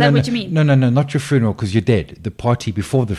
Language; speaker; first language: English; native; English